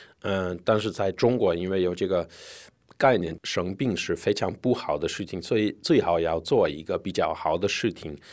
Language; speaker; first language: Chinese; non-native, fluent; Danish